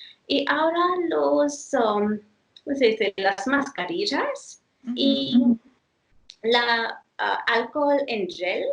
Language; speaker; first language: Spanish; non-native, fluent; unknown